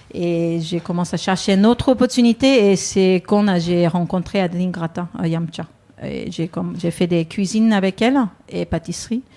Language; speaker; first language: French; non-native, fluent; Japanese